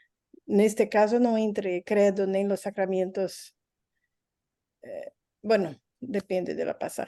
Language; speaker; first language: Spanish; non-native, learner; Portuguese